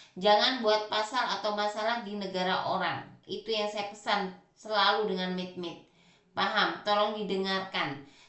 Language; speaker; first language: Indonesian; native; Indonesian